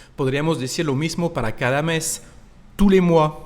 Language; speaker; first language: Spanish; non-native, fluent; French